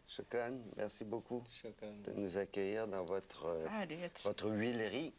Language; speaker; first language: French; native; French